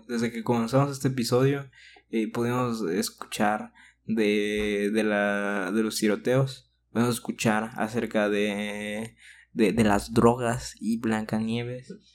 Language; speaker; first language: Spanish; native; Spanish